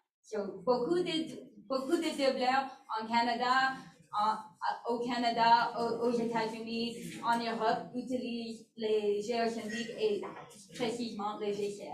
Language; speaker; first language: French; non-native, learner; English